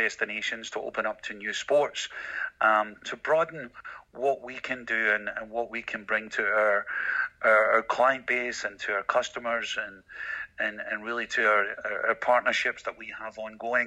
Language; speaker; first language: English; native; English